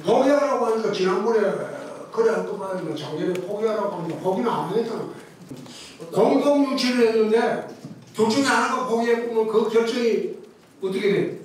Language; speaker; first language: Korean; native; Korean